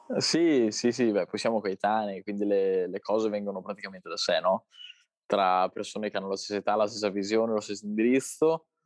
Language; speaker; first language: Italian; native; Italian